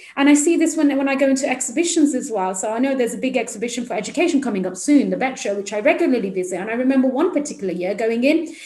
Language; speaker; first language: English; native; English